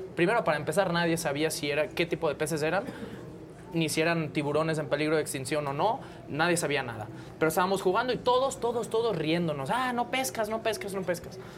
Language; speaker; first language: Spanish; non-native, local second language; Catalan